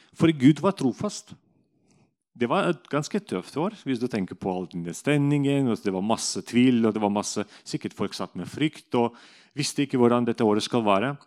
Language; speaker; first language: Norwegian; non-native, fluent; Russian